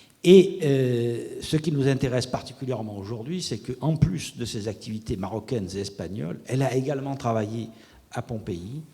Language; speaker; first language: French; native; French